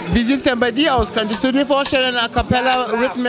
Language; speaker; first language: German; native; German